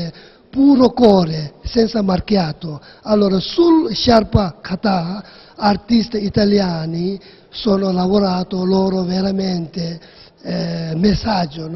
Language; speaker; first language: Italian; non-native, learner; Tibetan